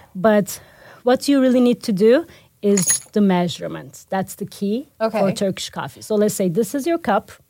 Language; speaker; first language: English; non-native, fluent; Turkish